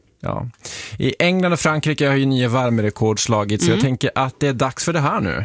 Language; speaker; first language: Swedish; native; Swedish